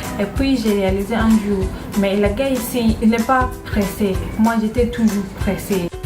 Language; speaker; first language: French; non-native, learner; Swahili